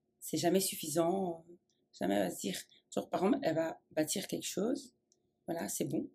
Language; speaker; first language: French; native; French